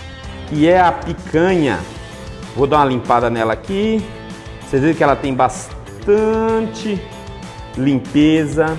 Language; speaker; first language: Portuguese; native; Portuguese